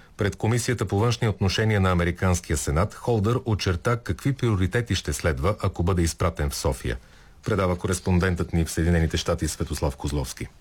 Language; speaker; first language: Bulgarian; native; Bulgarian